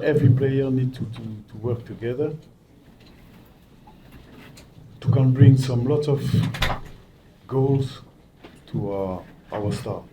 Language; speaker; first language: English; non-native, learner; French